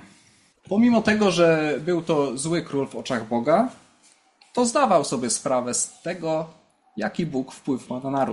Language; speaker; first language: Polish; native; Polish